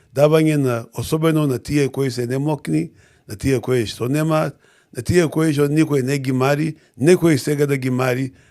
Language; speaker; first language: Macedonian; non-native, fluent; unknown